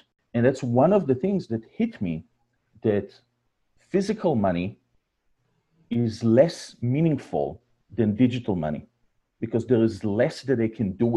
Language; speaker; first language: English; non-native, fluent; Hebrew